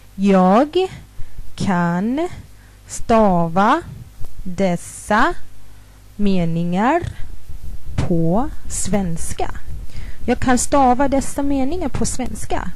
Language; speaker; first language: Swedish; non-native, fluent; Thai